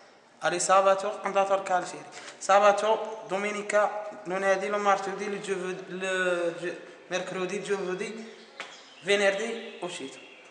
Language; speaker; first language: Italian; non-native, learner; Arabic